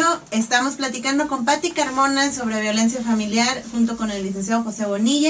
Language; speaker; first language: Spanish; native; Spanish